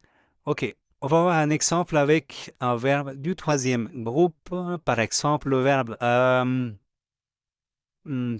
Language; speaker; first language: French; non-native, fluent; Spanish